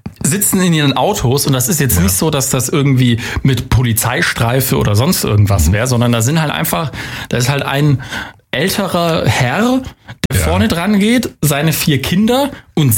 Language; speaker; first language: German; native; German